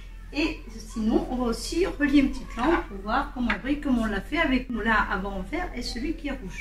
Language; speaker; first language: French; native; French